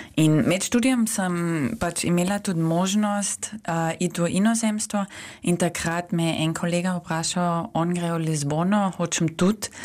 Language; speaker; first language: Slovenian; native; Slovenian